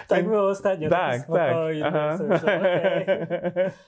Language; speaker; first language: Polish; native; Polish